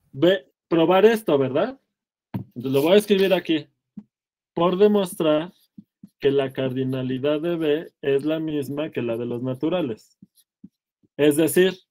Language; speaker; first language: Spanish; native; Spanish